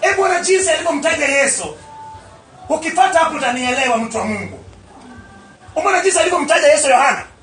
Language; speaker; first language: Swahili; non-native, local second language; Luo (Kenya and Tanzania)